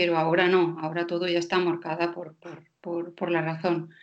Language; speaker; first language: Spanish; non-native, fluent; Danish